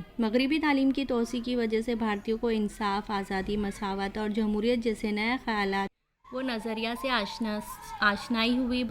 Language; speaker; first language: Urdu; native; Urdu